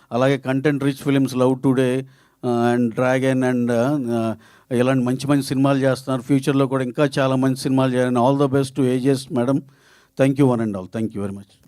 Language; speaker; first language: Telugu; native; Telugu